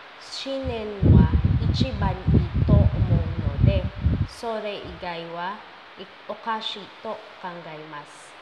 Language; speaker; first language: Japanese; non-native, learner; Filipino